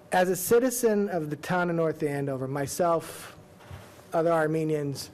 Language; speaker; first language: English; native; English